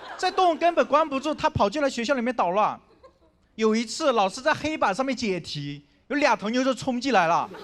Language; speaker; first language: Chinese; non-native, local second language; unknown